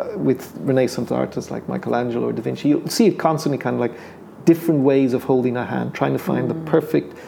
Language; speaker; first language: English; native; English